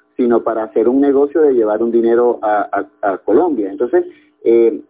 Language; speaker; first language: Spanish; native; Spanish